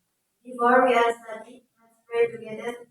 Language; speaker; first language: English; non-native, learner; Indonesian